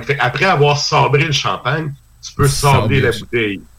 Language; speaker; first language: French; native; French